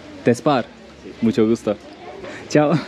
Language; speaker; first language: Spanish; non-native, learner; Turkish